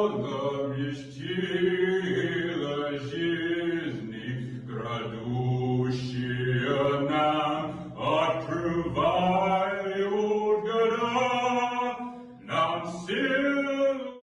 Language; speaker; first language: Russian; native; Russian